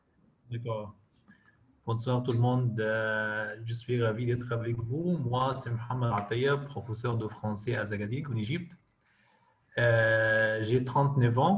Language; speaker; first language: French; non-native, fluent; Arabic